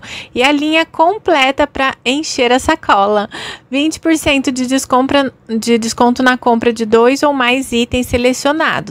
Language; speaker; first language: Portuguese; native; Portuguese